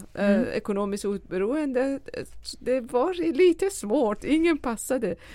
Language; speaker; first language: Swedish; non-native, fluent; Persian